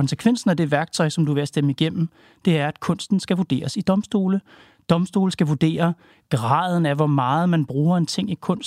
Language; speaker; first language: Danish; native; Danish